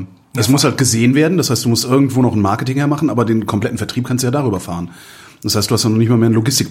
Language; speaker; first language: German; native; German